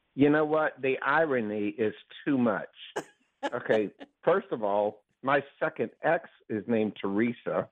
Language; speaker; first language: English; native; English